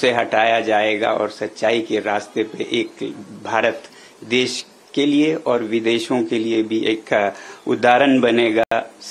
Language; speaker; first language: Hindi; native; Hindi